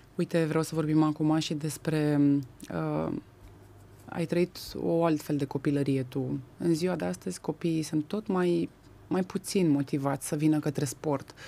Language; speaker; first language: Romanian; native; Romanian